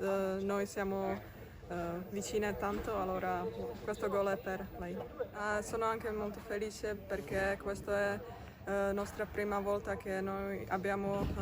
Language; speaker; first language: Italian; non-native, learner; Czech